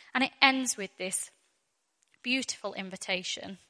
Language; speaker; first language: English; native; English